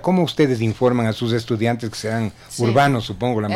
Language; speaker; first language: Spanish; native; Spanish